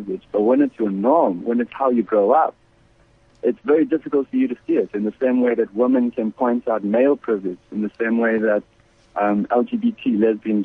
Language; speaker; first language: English; native; English